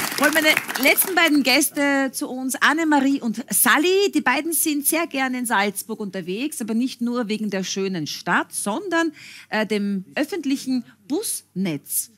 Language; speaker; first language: German; native; German